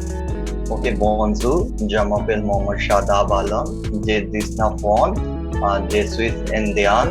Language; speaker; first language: French; non-native, learner; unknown